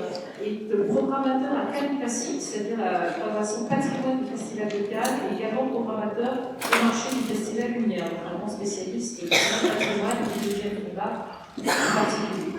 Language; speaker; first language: French; native; French